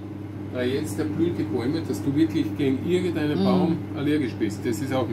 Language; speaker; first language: German; native; German